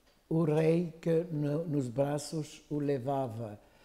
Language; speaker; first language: Portuguese; non-native, fluent; French